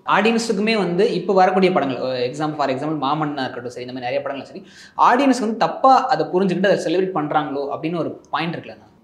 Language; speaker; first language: Tamil; native; Tamil